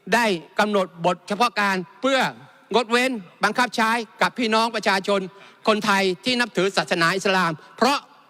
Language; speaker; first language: Thai; non-native, local second language; Malay